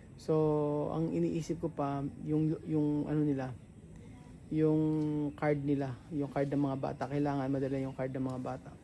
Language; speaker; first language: Filipino; native; Filipino